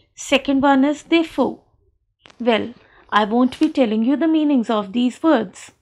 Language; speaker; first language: English; non-native, local second language; Hindi